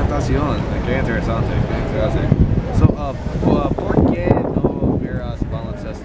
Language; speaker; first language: Spanish; non-native, learner; English